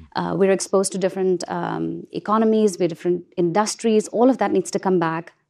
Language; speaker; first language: English; non-native, local second language; Hindi